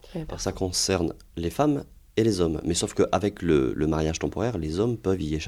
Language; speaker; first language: French; native; French